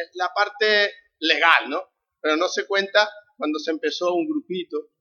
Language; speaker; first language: Spanish; native; Spanish